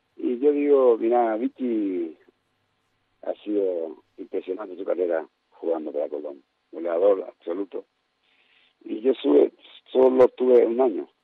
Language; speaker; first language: Spanish; native; Spanish